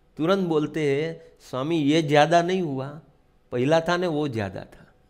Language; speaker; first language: Hindi; non-native, local second language; Gujarati